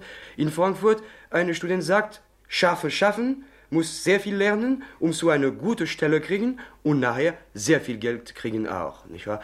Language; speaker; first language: German; non-native, learner; French